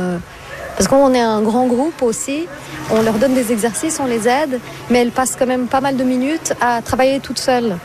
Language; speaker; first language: French; non-native, fluent; Portuguese